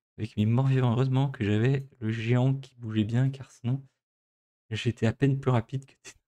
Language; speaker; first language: French; native; French